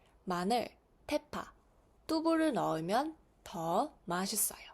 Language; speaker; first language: Korean; non-native, fluent; Mongolian